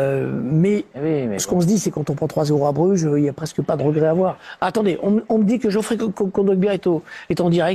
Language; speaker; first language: French; native; French